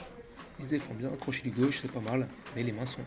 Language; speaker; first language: French; native; French